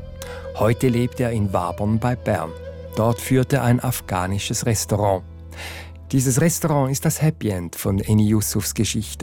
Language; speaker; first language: German; native; German